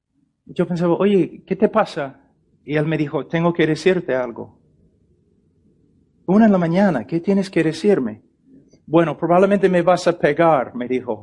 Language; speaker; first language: Spanish; non-native, fluent; English